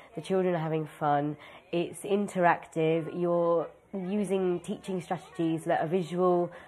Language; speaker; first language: English; native; English